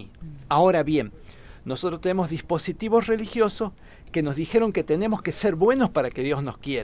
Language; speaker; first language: Spanish; native; Spanish